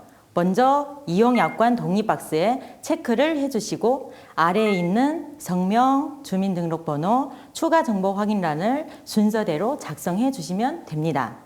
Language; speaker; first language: Korean; non-native, fluent; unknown